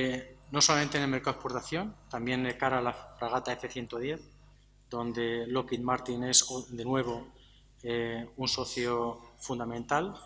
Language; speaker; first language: Spanish; native; Spanish